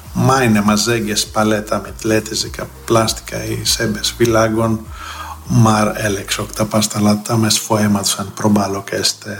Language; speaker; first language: Hungarian; non-native, learner; Greek